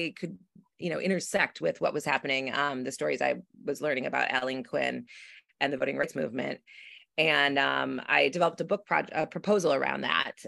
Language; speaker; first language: English; native; English